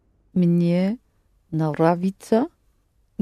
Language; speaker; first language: Russian; non-native, learner; English